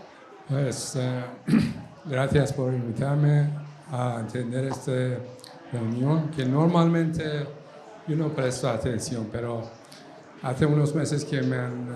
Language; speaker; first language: Spanish; non-native, fluent; Persian